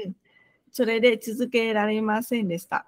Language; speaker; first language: Japanese; non-native, fluent; Vietnamese